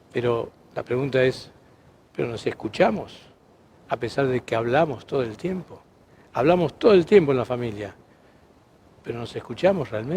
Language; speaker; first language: Spanish; native; Spanish